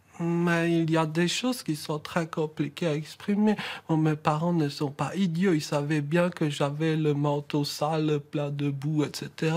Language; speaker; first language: French; native; French